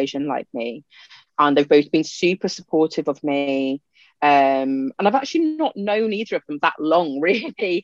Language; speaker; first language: English; non-native, local second language; Punjabi